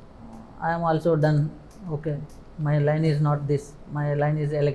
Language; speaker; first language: Telugu; non-native, local second language; Kannada